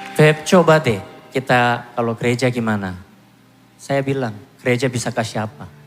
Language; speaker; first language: Indonesian; non-native, fluent; Korean